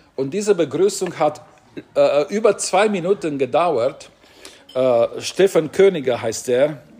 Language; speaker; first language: German; non-native, fluent; Romanian